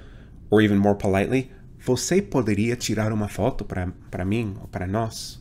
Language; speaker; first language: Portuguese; non-native, fluent; English